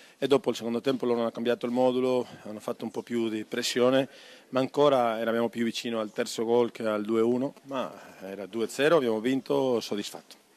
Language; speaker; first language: Italian; non-native, fluent; Spanish